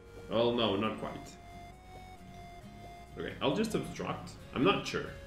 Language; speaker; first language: English; non-native, fluent; Spanish